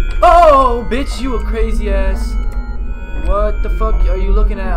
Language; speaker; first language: English; native; English